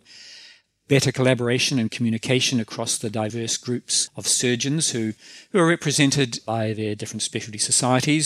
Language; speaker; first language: English; native; English